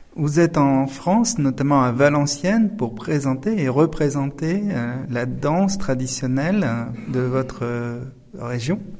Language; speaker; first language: French; native; French